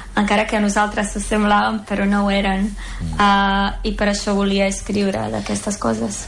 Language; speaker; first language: Catalan; non-native, fluent; Serbian